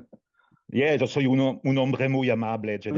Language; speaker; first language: Spanish; non-native, learner; French